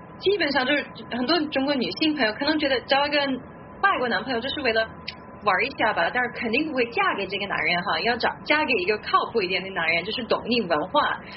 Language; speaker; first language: Chinese; non-native, fluent; English